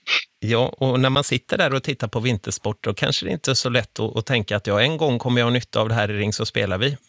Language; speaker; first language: Swedish; native; Swedish